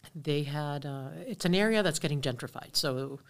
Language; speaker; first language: English; native; English